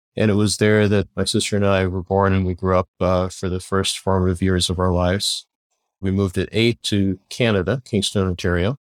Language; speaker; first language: English; native; English